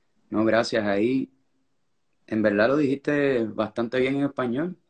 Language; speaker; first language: Spanish; native; Spanish